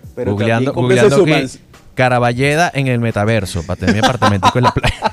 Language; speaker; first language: Spanish; native; Spanish